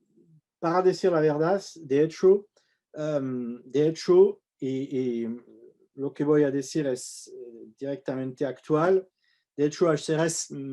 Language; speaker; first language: Spanish; non-native, fluent; French